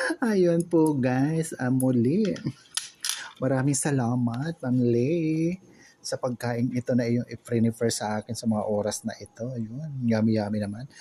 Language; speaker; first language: Filipino; non-native, local second language; Waray